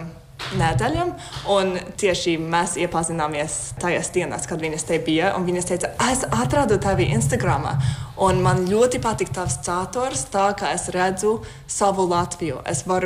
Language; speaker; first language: Latvian; non-native, fluent; English